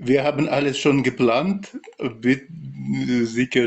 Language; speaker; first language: German; non-native, fluent; Russian